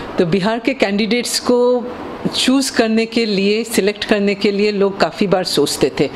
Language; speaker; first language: Hindi; non-native, local second language; Bangla